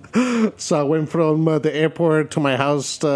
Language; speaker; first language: English; non-native, fluent; Spanish